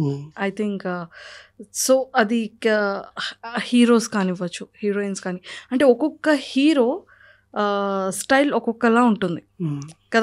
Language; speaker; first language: Telugu; native; Telugu